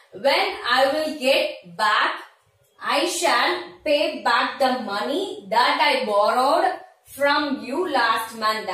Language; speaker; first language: English; non-native, local second language; Tamil